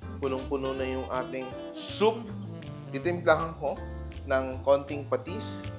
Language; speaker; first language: Filipino; non-native, local second language; Cebuano